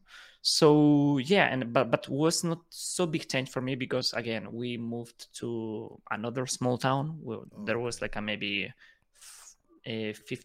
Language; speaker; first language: English; non-native, fluent; Spanish